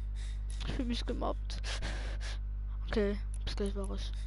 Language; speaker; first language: German; native; German